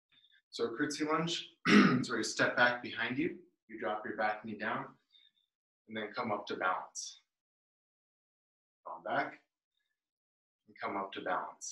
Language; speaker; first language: English; native; English